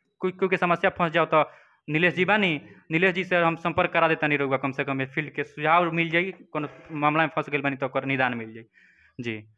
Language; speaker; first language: Hindi; native; Hindi